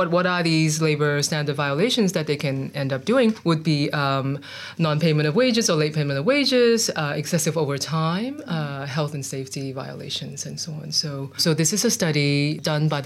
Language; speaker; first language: English; non-native, local second language; Cantonese